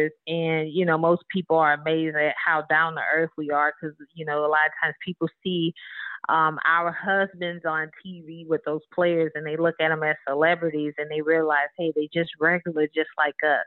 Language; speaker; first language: English; native; English